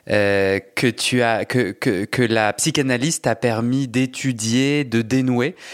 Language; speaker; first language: French; native; French